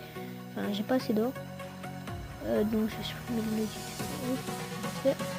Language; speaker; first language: French; native; French